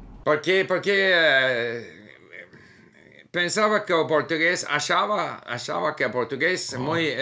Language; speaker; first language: Portuguese; non-native, learner; English